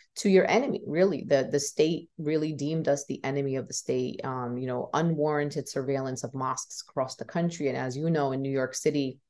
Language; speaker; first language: English; native; English